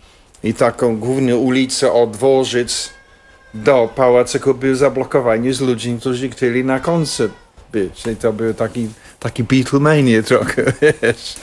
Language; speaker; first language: Polish; non-native, fluent; English